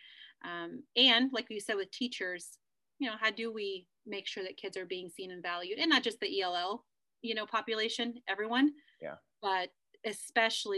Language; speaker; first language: English; early bilingual, other home language; Spanish